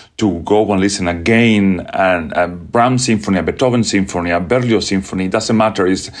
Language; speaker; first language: English; non-native, fluent; Spanish